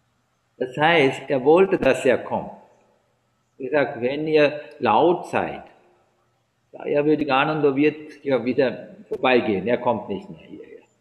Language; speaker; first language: German; non-native, learner; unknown